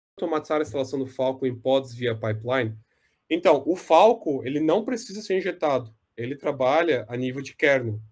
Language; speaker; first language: Portuguese; native; Portuguese